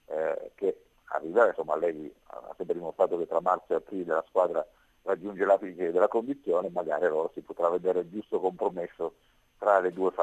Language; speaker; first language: Italian; native; Italian